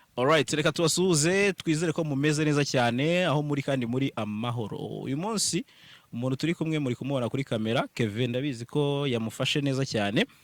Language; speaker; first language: Kinyarwanda; native; Kinyarwanda